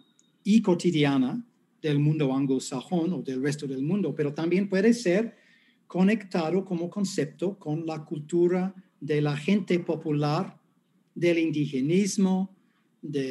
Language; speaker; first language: Spanish; non-native, fluent; English